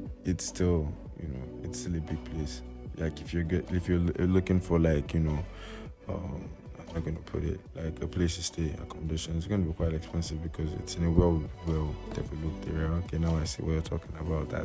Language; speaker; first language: English; non-native, local second language; Igbo